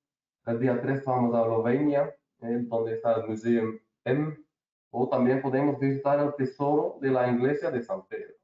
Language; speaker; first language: Spanish; non-native, learner; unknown